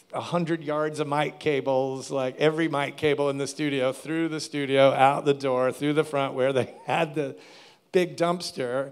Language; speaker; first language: English; native; English